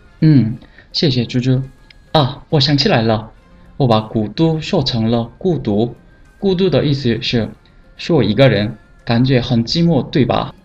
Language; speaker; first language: Chinese; non-native, fluent; Korean